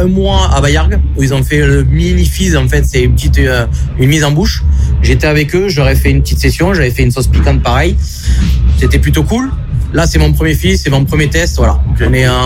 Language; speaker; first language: French; native; French